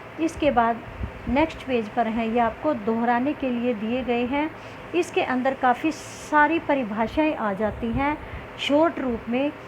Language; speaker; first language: Hindi; native; Hindi